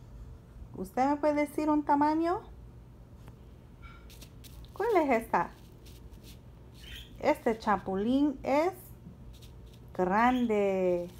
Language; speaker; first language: Spanish; early bilingual, heritage; Spanish